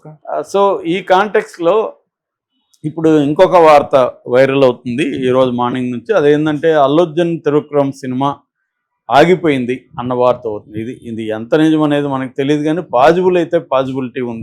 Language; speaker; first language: Telugu; native; Telugu